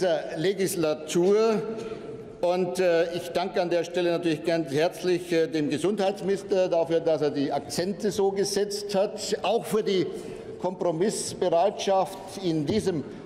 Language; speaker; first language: German; native; German